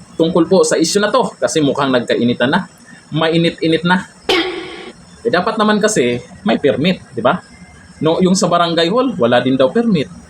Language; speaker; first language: Filipino; native; Filipino